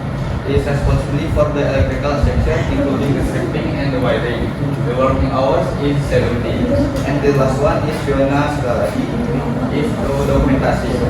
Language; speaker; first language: English; non-native, learner; Indonesian